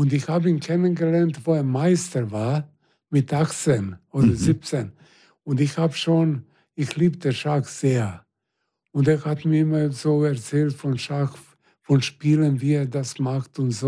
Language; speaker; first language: German; non-native, fluent; Serbian